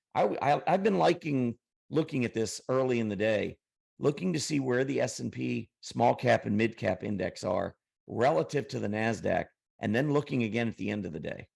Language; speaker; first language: English; native; English